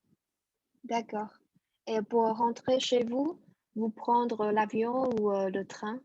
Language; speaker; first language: French; non-native, fluent; Chinese